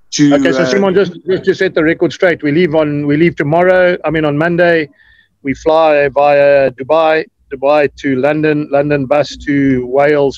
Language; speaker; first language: English; native; English